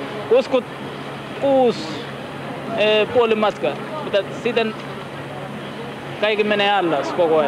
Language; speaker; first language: Finnish; non-native, learner; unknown